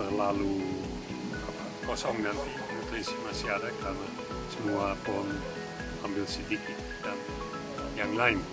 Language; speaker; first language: Indonesian; non-native, fluent; Dutch